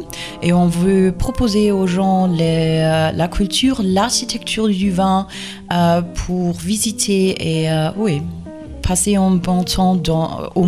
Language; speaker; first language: French; non-native, fluent; German